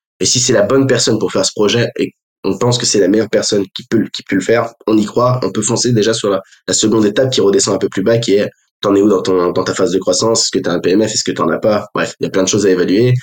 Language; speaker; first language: French; native; French